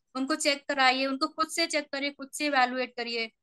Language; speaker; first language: Hindi; native; Hindi